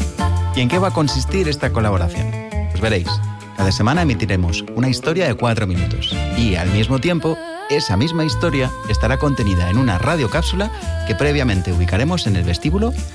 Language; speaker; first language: Spanish; native; Spanish